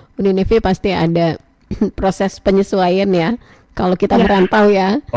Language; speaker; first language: Indonesian; native; Indonesian